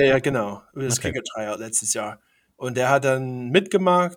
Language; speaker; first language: German; non-native, fluent; English